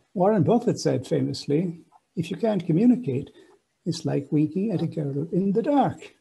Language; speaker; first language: English; native; English